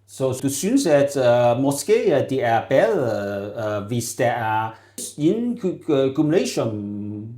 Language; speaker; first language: Danish; non-native, learner; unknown